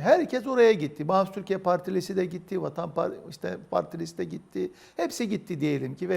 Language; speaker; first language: Turkish; native; Turkish